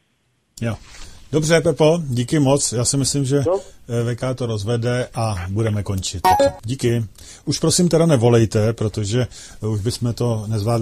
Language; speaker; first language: Czech; native; Czech